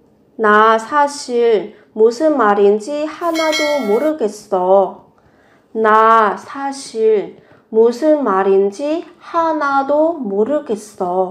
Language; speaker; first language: Korean; non-native, fluent; Vietnamese